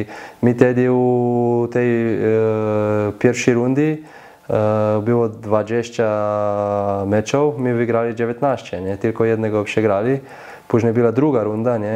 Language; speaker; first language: Polish; non-native, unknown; Slovenian